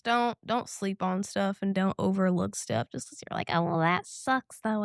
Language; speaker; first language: English; native; English